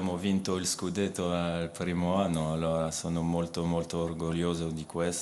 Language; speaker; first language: Italian; non-native, fluent; French